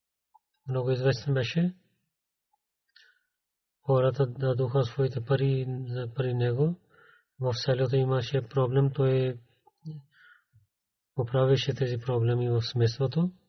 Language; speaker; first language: Bulgarian; non-native, learner; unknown